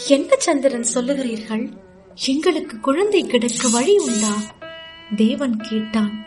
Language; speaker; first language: Tamil; native; Tamil